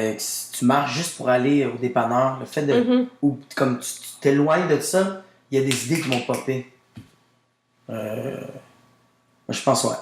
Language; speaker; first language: French; native; French